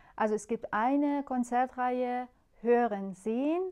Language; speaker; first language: German; non-native, fluent; Persian